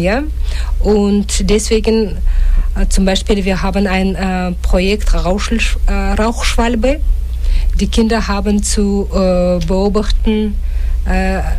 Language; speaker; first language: German; non-native, fluent; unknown